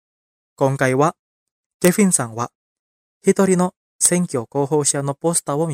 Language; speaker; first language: Japanese; non-native, fluent; Indonesian